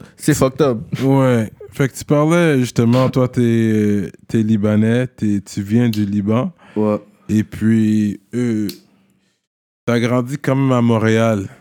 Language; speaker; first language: French; native; French